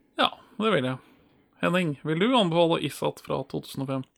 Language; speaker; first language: Norwegian; native; Norwegian